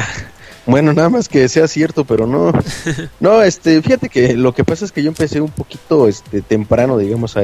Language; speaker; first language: Spanish; native; Spanish